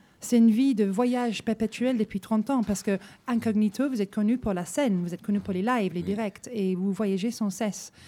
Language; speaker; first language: French; non-native, fluent; English